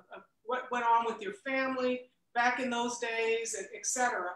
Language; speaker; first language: English; native; English